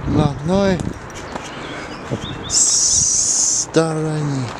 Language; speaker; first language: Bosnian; early bilingual, heritage; Serbian